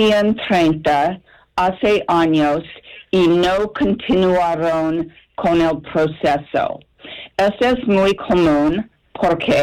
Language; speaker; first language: Spanish; non-native, fluent; English